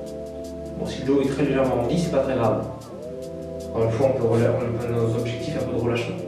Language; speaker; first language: French; native; French